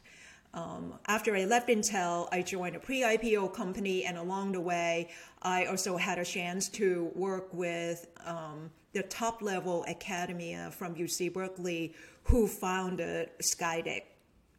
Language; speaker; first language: English; non-native, fluent; Thai